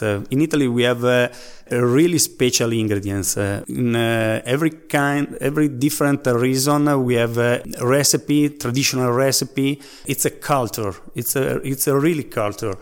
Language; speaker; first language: English; non-native, learner; Italian